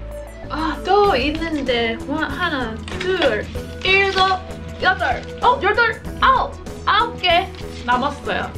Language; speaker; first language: Korean; non-native, fluent; English